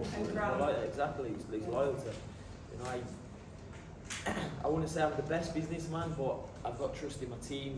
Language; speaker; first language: English; native; English